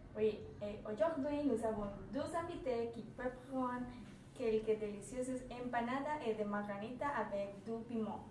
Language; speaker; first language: French; non-native, learner; Spanish